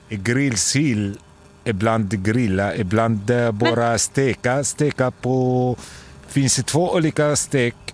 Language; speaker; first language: Swedish; non-native, learner; Arabic